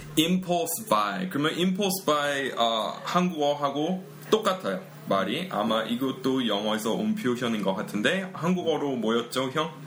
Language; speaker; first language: Korean; non-native, fluent; English